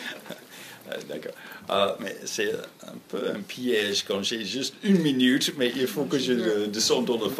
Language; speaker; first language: French; non-native, fluent; English